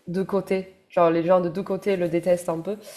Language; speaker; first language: French; non-native, fluent; Chinese